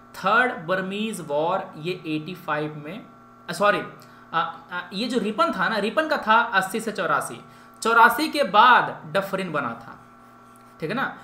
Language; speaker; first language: Hindi; native; Hindi